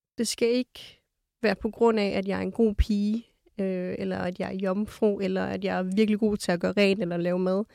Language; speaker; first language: Danish; early bilingual, other home language; Kurdish